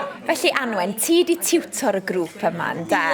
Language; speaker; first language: Welsh; native; Welsh